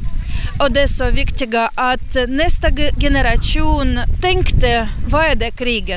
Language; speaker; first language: Swedish; non-native, learner; Ukrainian